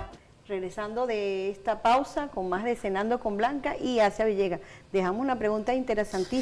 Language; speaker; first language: Spanish; native; Spanish